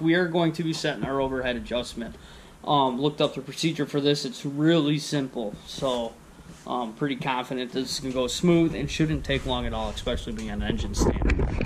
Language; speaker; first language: English; native; English